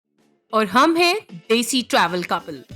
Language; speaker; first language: Hindi; native; Hindi